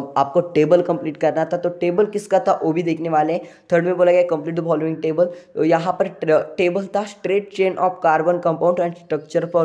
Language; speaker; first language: Hindi; non-native, local second language; Marathi